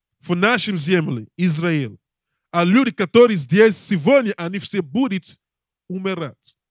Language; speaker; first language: Russian; non-native, learner; English